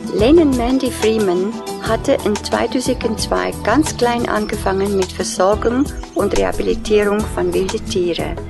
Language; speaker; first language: German; non-native, fluent; Afrikaans